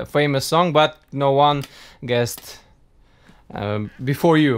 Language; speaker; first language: English; non-native, learner; Tatar